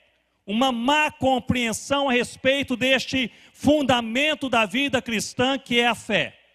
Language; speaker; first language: Portuguese; native; Portuguese